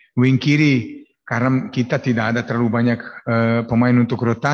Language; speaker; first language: Indonesian; non-native, fluent; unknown